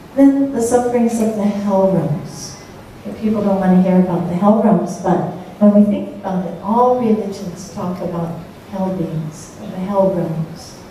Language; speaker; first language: English; native; English